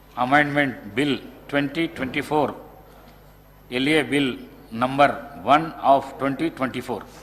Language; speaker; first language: English; non-native, local second language; Telugu